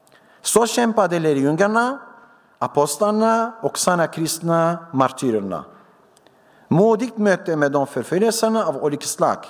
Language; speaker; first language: Swedish; non-native, fluent; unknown